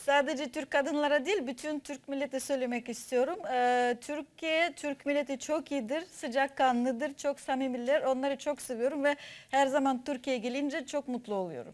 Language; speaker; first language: Turkish; non-native, fluent; Russian